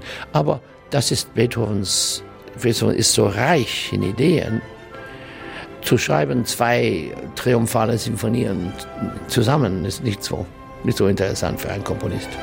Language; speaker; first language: German; non-native, fluent; English